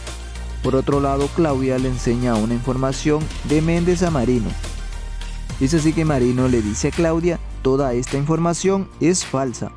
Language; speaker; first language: Spanish; native; Spanish